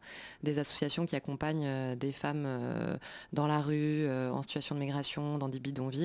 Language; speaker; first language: French; native; French